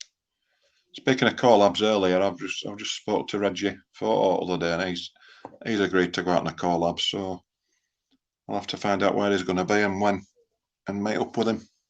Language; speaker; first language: English; native; English